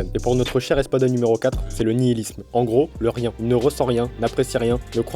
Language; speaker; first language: French; native; French